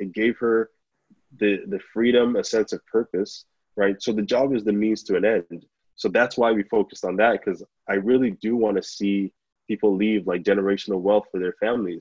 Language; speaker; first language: English; non-native, local second language; Yoruba